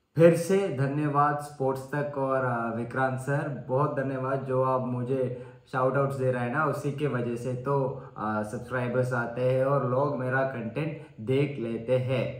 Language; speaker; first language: Hindi; non-native, learner; Sinhala